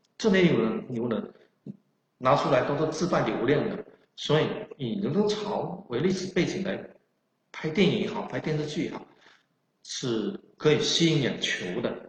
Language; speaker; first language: Chinese; non-native, local second language; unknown